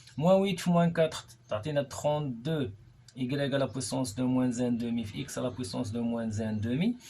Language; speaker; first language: French; non-native, local second language; Arabic